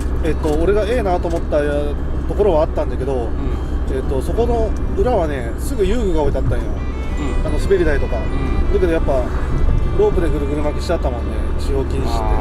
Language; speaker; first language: Japanese; native; Japanese